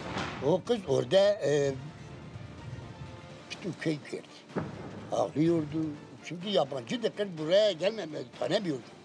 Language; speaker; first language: Turkish; non-native, local second language; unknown